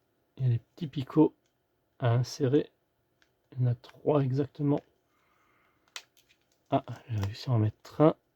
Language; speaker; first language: French; native; French